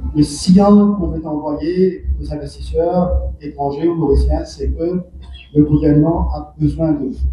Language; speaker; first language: French; non-native, local second language; Morisyen